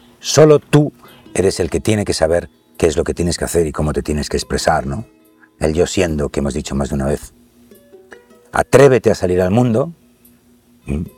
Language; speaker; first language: Spanish; native; Spanish